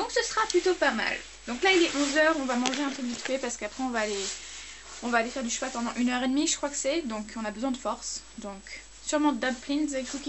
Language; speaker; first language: French; native; French